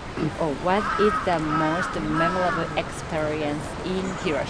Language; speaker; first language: English; non-native, learner; Japanese